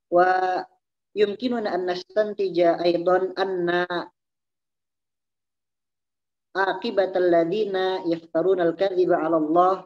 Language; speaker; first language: Arabic; non-native, learner; Indonesian